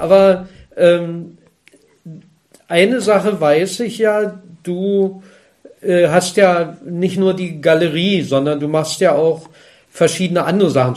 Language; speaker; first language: German; native; German